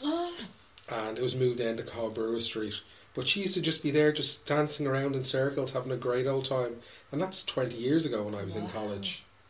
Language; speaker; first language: English; native; English